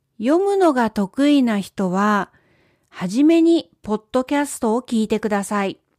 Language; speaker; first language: Japanese; native; Japanese